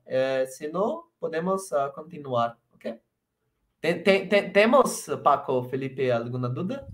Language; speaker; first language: Spanish; non-native, local second language; Portuguese